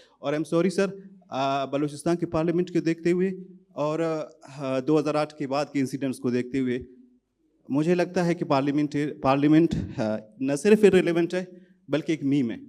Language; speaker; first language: Urdu; non-native, local second language; Baluchi